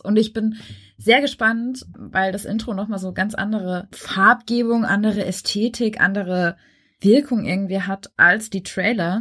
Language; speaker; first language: German; native; German